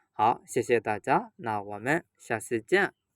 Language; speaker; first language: Chinese; non-native, fluent; Burmese